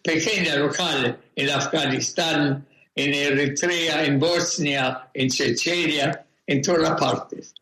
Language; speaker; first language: Spanish; non-native, fluent; German